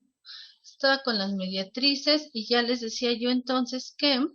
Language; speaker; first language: Spanish; native; Spanish